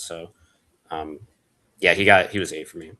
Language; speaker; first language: English; native; English